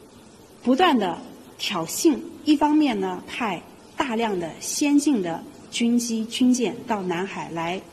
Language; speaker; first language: Chinese; native; Chinese